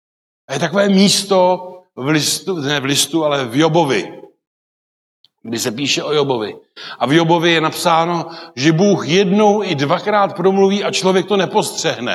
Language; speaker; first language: Czech; non-native, local second language; Polish